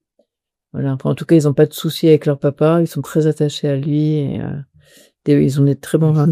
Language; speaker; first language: French; native; French